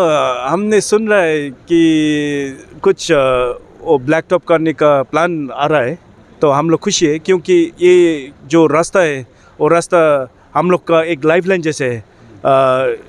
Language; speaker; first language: Hindi; non-native, learner; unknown